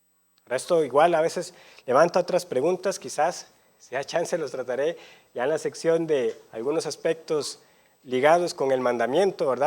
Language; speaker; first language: Spanish; native; Spanish